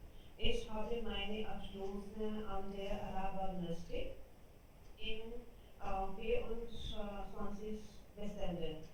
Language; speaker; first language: German; non-native, learner; Hindi